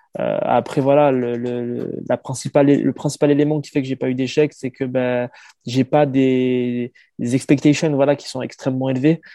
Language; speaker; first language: French; native; French